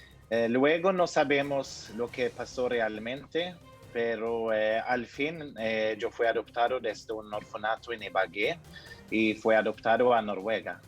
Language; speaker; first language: Spanish; early bilingual, heritage; Norwegian